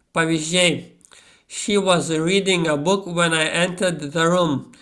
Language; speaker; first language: English; non-native, fluent; Lithuanian